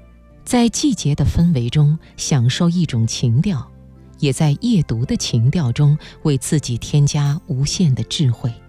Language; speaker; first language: Chinese; native; Chinese